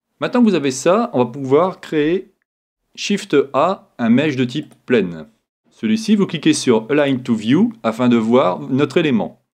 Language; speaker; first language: French; native; French